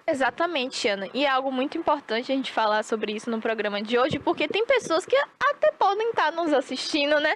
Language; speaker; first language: Portuguese; native; Portuguese